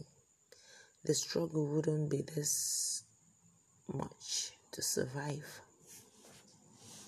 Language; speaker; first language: English; non-native, local second language; Igbo